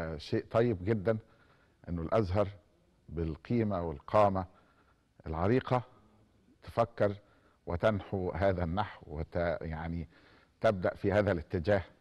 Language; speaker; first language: Arabic; native; Arabic